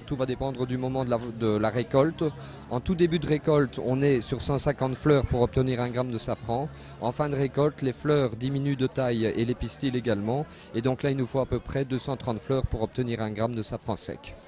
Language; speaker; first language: French; native; French